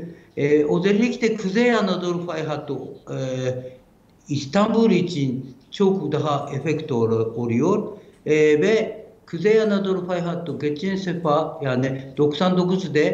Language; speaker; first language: Turkish; non-native, fluent; Japanese